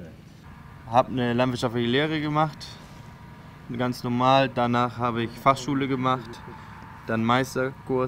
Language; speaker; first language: German; native; German